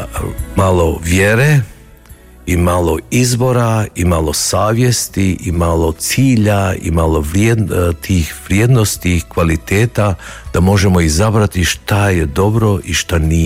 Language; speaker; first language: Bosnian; early bilingual, heritage; Croatian